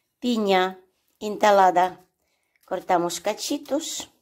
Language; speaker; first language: Spanish; non-native, learner; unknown